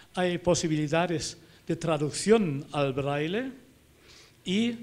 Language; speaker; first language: Spanish; non-native, fluent; German